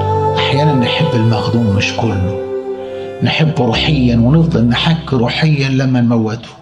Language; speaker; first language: Arabic; native; Arabic